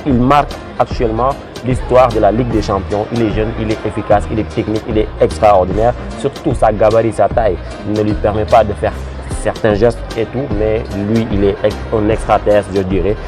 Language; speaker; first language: French; non-native, local second language; Wolof